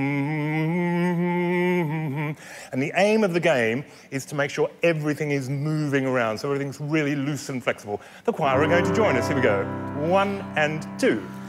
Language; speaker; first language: English; native; English